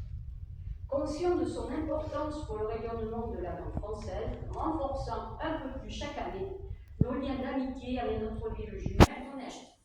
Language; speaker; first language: French; native; French